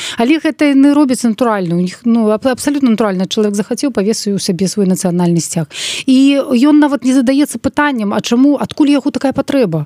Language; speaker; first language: Belarusian; non-native, local second language; Russian